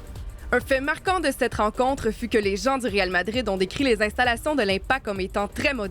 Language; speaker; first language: French; native; French